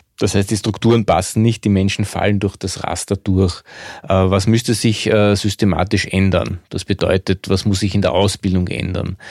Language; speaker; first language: German; native; German